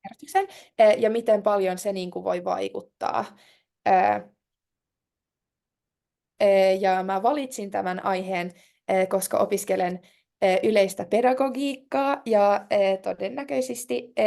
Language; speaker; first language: Finnish; non-native, local second language; Swedish